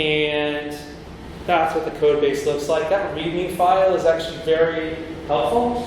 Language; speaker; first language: English; native; English